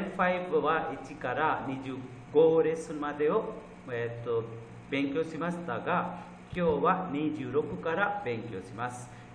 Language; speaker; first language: Japanese; non-native, fluent; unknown